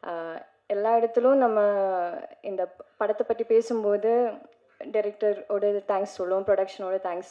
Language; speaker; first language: Tamil; non-native, learner; Malayalam